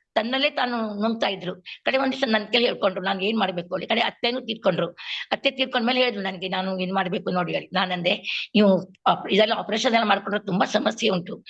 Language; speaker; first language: Kannada; native; Kannada